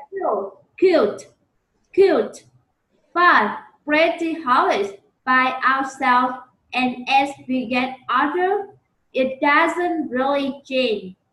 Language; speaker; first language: English; non-native, learner; Vietnamese